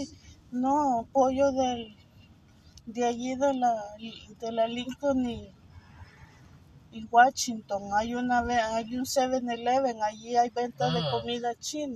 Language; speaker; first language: Spanish; native; Spanish